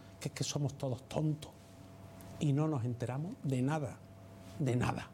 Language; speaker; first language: Spanish; native; Spanish